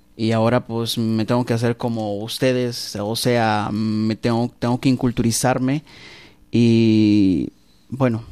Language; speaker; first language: Spanish; native; Spanish